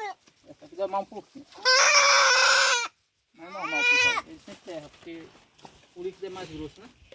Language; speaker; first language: Portuguese; native; Portuguese